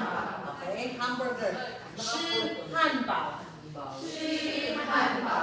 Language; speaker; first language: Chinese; non-native, fluent; Filipino